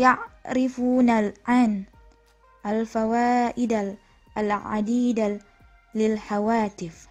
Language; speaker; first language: Arabic; non-native, learner; Indonesian